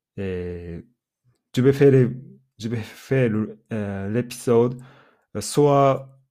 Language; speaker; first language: French; non-native, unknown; Japanese